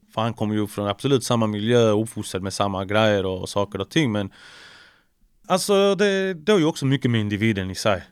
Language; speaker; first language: Swedish; early bilingual, other home language; Spanish